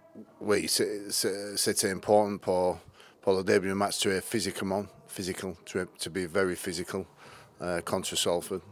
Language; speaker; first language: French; non-native, learner; English